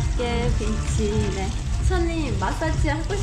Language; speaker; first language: Korean; non-native, learner; Persian